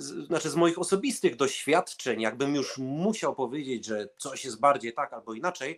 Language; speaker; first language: Polish; early bilingual, heritage; Polish